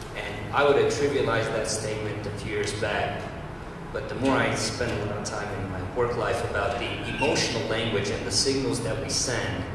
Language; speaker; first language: English; early bilingual, other home language; Romanian